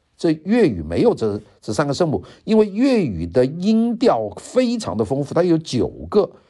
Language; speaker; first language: Chinese; non-native, local second language; Cantonese